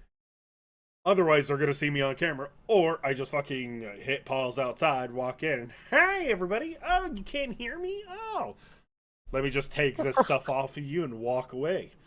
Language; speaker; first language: English; native; English